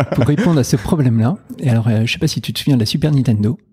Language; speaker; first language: French; native; French